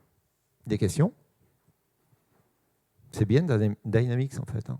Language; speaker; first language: French; native; French